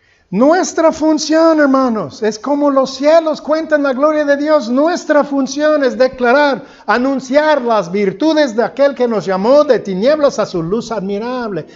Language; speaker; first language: Spanish; non-native, fluent; English